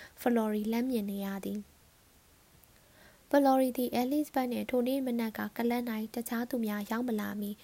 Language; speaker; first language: Burmese; native; Burmese